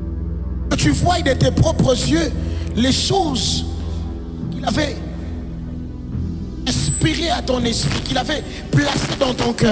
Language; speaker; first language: French; non-native, local second language; Lingala